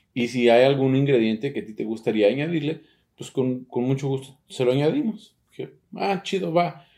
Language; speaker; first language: Spanish; early bilingual, heritage; Spanish